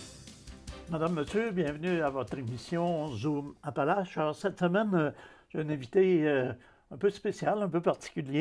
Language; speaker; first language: French; native; French